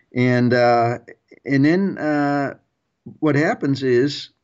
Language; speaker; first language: English; early bilingual, other home language; German